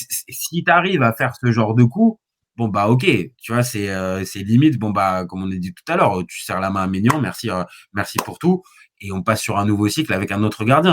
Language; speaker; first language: French; native; French